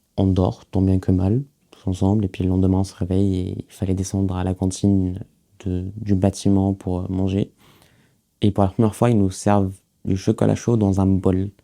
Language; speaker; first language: French; early bilingual, other home language; Arabic